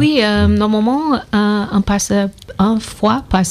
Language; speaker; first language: French; non-native, learner; English